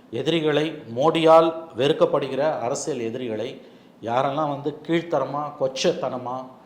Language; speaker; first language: Tamil; native; Tamil